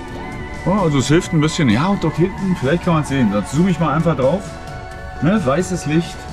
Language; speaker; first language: German; native; German